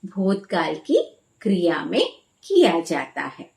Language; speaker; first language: Hindi; non-native, local second language; Malayalam